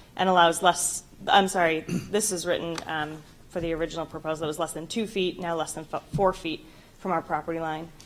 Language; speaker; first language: English; native; English